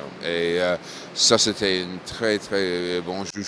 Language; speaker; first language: French; non-native, fluent; English